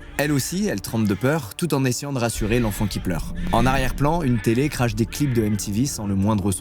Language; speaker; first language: French; native; French